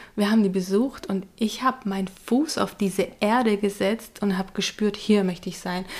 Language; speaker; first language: German; early bilingual, other home language; Hungarian